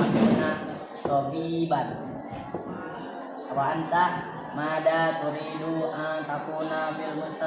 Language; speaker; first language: Arabic; non-native, learner; Indonesian